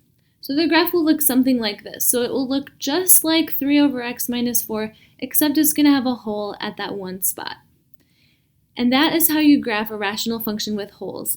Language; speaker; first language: English; native; English